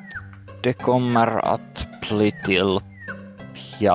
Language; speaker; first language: Swedish; non-native, learner; English